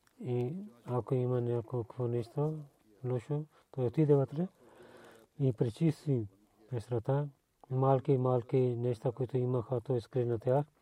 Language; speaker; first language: Bulgarian; non-native, fluent; Urdu